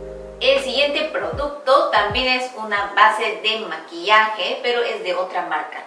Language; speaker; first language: Spanish; non-native, fluent; Korean